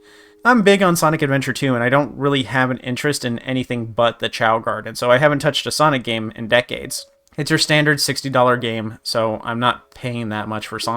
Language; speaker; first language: English; native; English